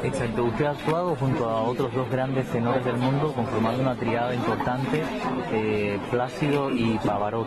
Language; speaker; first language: Spanish; native; Spanish